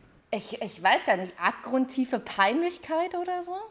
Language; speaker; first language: German; native; German